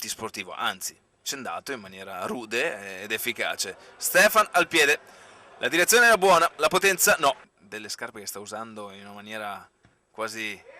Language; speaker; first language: Italian; native; Italian